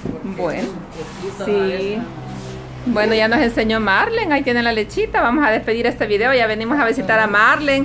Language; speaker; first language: Spanish; native; Spanish